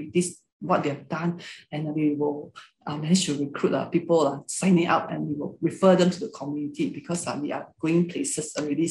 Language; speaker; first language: English; non-native, local second language; Hakka Chinese